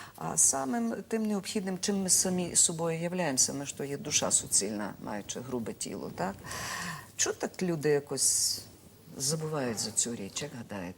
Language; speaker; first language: Ukrainian; native; Ukrainian